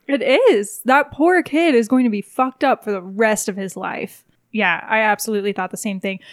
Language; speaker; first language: English; native; English